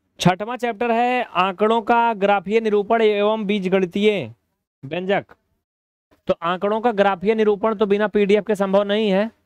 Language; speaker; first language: Hindi; native; Hindi